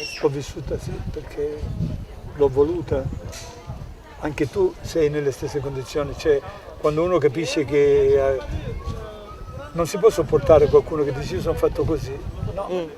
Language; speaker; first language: Italian; native; Italian